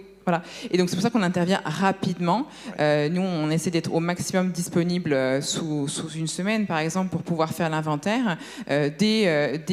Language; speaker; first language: French; native; French